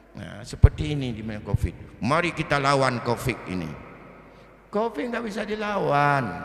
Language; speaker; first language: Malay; non-native, local second language; Achinese